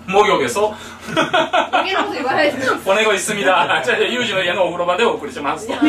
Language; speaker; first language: Korean; non-native, fluent; Japanese